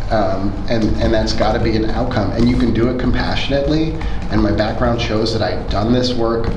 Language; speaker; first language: English; early bilingual, other home language; Spanish